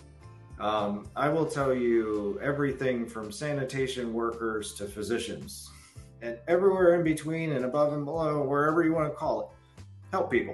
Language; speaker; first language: English; native; English